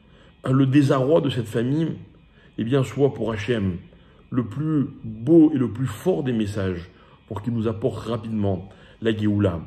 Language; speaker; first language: French; native; French